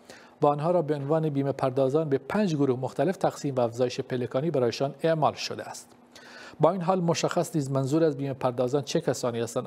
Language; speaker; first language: Persian; non-native, local second language; Kurdish